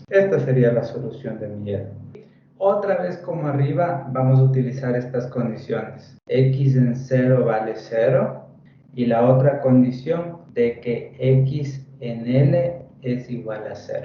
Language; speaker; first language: Spanish; native; Spanish